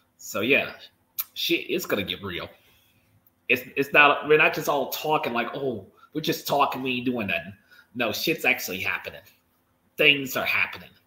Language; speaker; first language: English; native; English